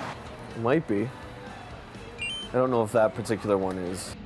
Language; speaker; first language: English; native; English